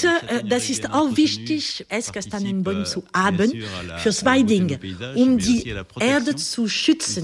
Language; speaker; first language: German; non-native, learner; French